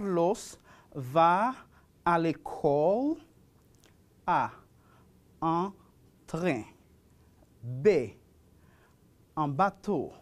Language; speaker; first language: French; non-native, fluent; Spanish